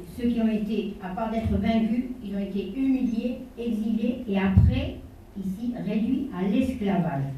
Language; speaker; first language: French; non-native, local second language; Spanish